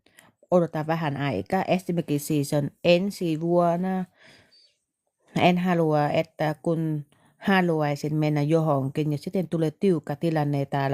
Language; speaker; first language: Finnish; non-native, learner; Vietnamese